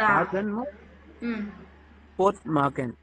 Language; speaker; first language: German; non-native, learner; Tamil